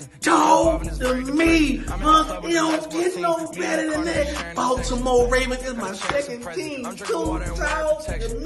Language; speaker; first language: English; native; English